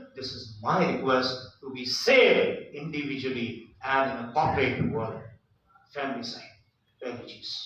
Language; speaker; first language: English; non-native, local second language; Hindi